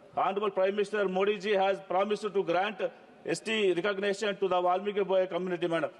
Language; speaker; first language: English; non-native, local second language; Telugu